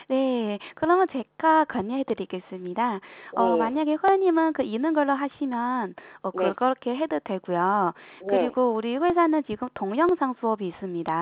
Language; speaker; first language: Korean; non-native, fluent; Chinese